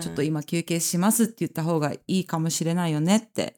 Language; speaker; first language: Japanese; native; Japanese